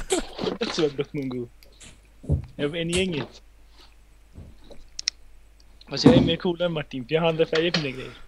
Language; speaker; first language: Swedish; native; Swedish